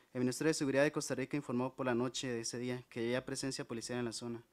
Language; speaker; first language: Spanish; native; Spanish